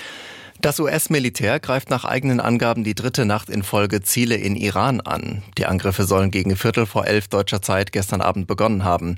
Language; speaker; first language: German; native; German